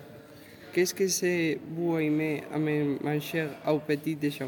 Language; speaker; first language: French; non-native, learner; Spanish